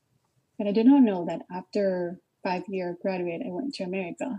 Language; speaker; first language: English; non-native, learner; Vietnamese